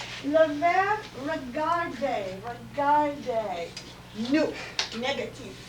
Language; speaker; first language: French; non-native, fluent; English